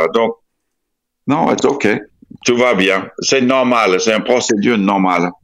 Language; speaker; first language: French; non-native, fluent; English